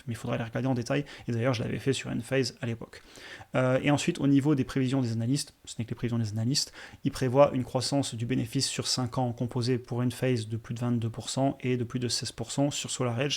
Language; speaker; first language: French; native; French